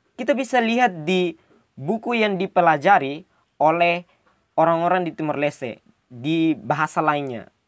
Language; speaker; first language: Indonesian; non-native, local second language; Tetum